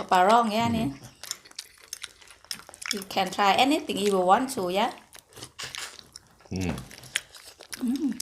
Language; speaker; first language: English; non-native, learner; Thai